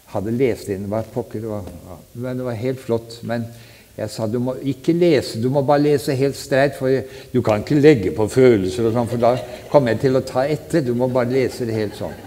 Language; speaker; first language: Norwegian; native; Norwegian